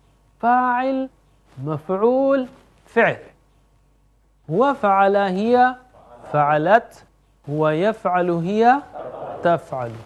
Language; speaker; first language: Arabic; non-native, fluent; Urdu